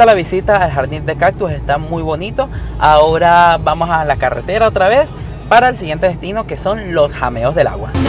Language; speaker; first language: Spanish; native; Spanish